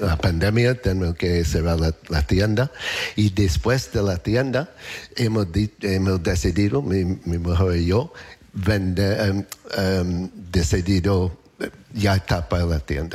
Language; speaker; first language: Spanish; non-native, learner; English